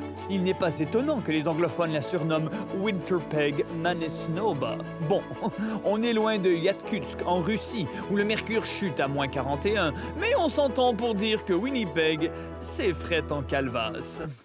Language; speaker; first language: French; native; French